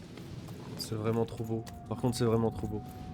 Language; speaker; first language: French; native; French